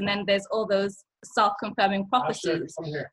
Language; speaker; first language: English; early bilingual, other home language; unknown